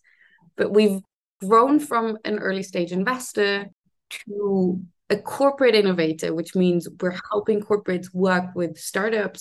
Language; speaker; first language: English; non-native, fluent; Hebrew